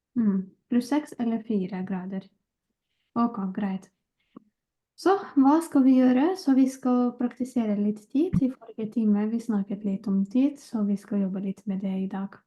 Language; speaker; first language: Norwegian; non-native, learner; Lithuanian